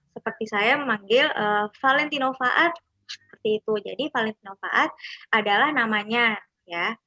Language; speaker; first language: Indonesian; native; Indonesian